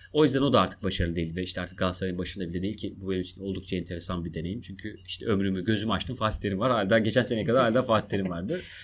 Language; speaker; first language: Turkish; non-native, local second language; Kurdish